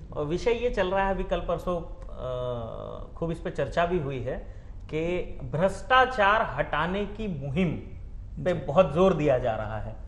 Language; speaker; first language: Hindi; native; Hindi